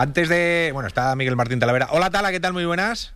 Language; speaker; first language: Spanish; native; Spanish